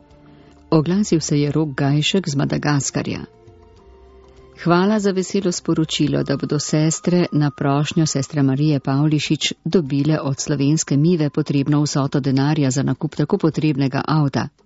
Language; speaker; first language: Slovenian; native; Slovenian